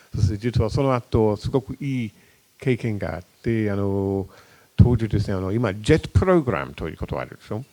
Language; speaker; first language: Japanese; non-native, fluent; English